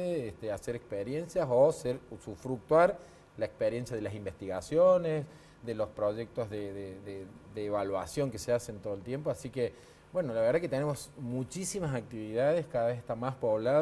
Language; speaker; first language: Spanish; native; Spanish